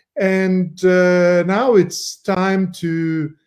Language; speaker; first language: English; non-native, fluent; Italian